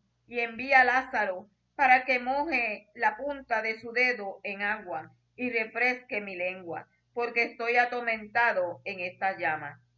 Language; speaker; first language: Spanish; native; Spanish